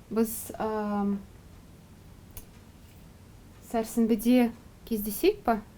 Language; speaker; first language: Kazakh; non-native, local second language; Russian